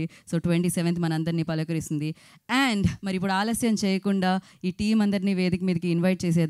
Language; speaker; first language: Telugu; native; Telugu